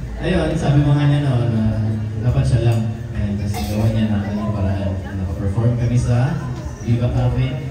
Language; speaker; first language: Filipino; non-native, local second language; Cebuano